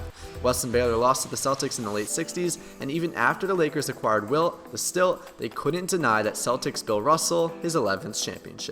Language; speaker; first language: English; native; English